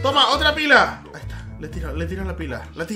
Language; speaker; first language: Spanish; native; Spanish